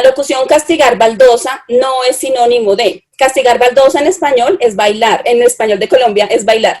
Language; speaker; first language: Spanish; native; Spanish